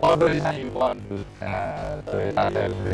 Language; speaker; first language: English; non-native, learner; Thai